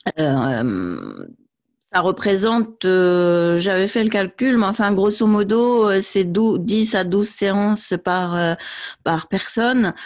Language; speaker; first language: French; native; French